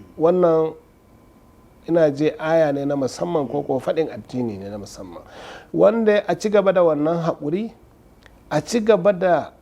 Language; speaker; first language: Hausa; non-native, local second language; Fula